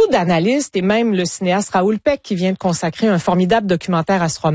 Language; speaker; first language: French; native; French